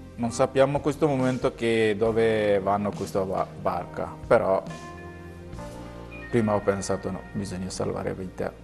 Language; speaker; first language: Italian; non-native, learner; Bangla